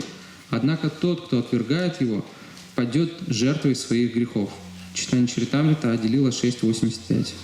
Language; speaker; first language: Russian; native; Russian